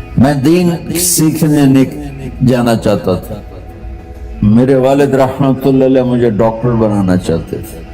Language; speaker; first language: Urdu; non-native, local second language; Punjabi